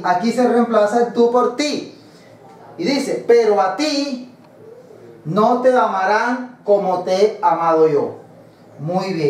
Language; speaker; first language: Spanish; native; Spanish